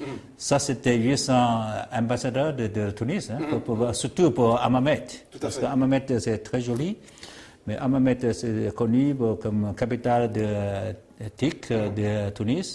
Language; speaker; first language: French; non-native, learner; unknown